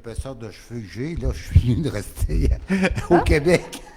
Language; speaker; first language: French; native; French